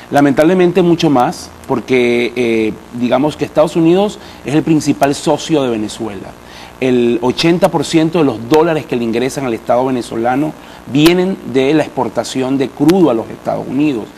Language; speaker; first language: Spanish; native; Spanish